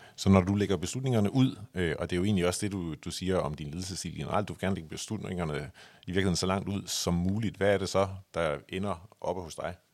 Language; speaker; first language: Danish; native; Danish